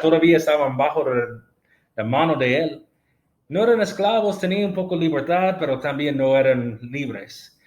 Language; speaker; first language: Spanish; non-native, fluent; English